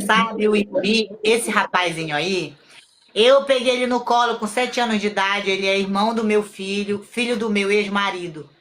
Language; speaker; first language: Portuguese; native; Portuguese